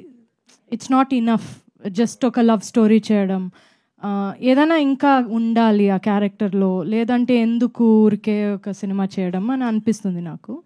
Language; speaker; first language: Telugu; non-native, fluent; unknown